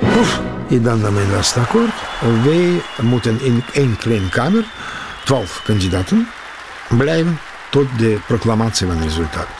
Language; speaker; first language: Dutch; non-native, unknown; Russian